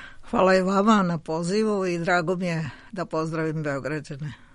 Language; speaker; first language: Croatian; non-native, fluent; Georgian